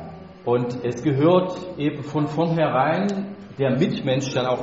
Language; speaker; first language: German; native; German